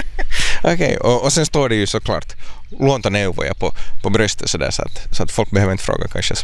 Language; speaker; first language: Swedish; native; Swedish